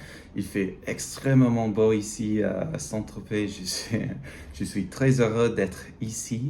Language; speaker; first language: French; non-native, learner; English